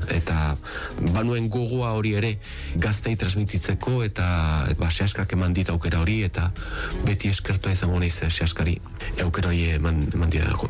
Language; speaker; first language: Basque; native; Basque